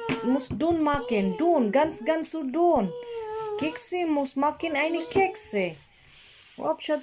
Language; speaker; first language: German; non-native, learner; Cebuano